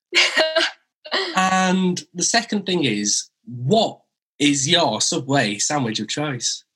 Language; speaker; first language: English; native; English